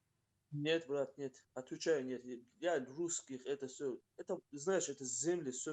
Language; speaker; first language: Russian; non-native, local second language; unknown